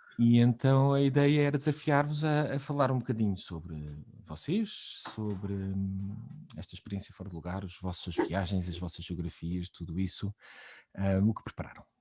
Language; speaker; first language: Portuguese; native; Portuguese